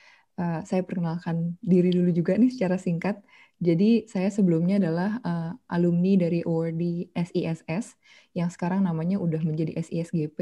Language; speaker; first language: Indonesian; native; Indonesian